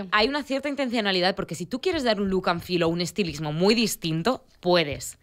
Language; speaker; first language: Spanish; native; Spanish